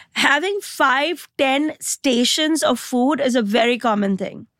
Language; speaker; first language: English; non-native, local second language; Gujarati